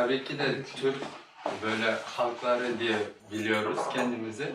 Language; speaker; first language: Turkish; non-native, learner; Kyrgyz